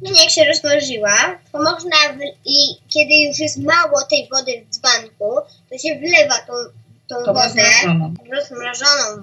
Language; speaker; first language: Polish; early bilingual, heritage; Polish